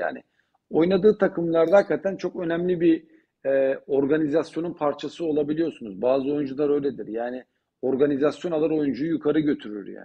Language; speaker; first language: Turkish; native; Turkish